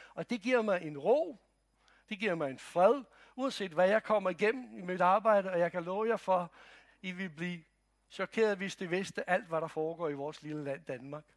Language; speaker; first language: Danish; non-native, fluent; Croatian